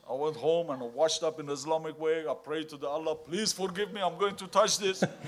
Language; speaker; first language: English; non-native, fluent; Persian